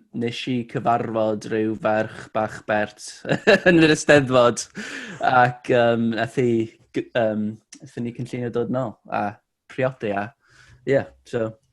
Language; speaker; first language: Welsh; non-native, local second language; English